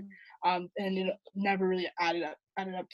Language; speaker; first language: English; native; English